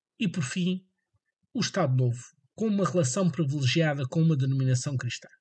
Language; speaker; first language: Portuguese; native; Portuguese